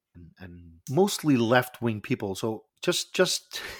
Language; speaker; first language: English; non-native, fluent; Dutch